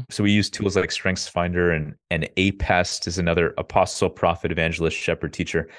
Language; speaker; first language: English; native; English